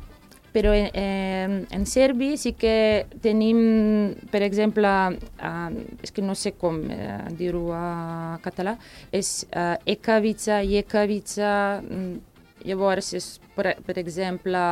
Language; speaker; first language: Catalan; non-native, learner; Serbian